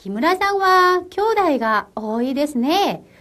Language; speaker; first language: Japanese; non-native, fluent; Korean